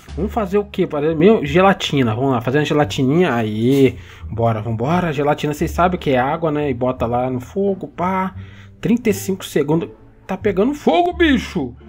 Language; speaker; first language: Portuguese; native; Portuguese